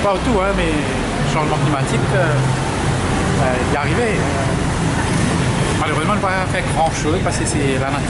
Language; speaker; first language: French; non-native, local second language; Morisyen